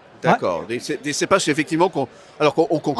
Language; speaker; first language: French; native; French